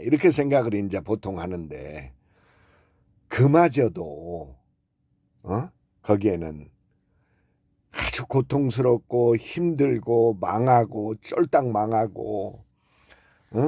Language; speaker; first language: Korean; native; Korean